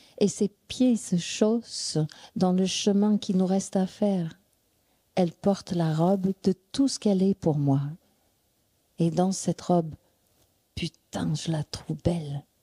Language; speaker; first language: French; non-native, fluent; English